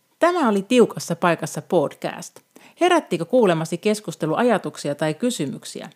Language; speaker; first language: Finnish; native; Finnish